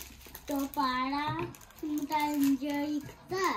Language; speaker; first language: Albanian; early bilingual, heritage; Albanian